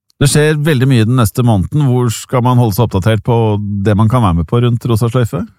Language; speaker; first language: Norwegian; native; Norwegian